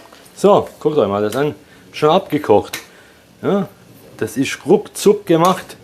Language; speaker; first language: German; early bilingual, other home language; Polish